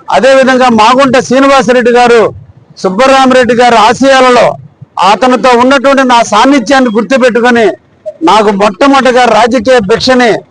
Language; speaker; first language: Telugu; native; Telugu